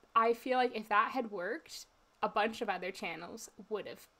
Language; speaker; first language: English; native; English